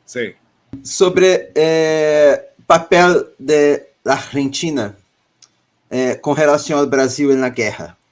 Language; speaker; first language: Spanish; non-native, learner; Portuguese